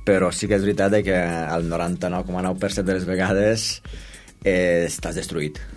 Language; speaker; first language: Catalan; non-native, fluent; Romanian